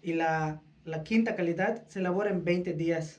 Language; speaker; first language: Spanish; native; Spanish